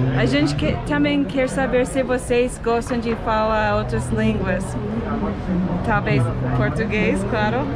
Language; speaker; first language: Portuguese; non-native, learner; English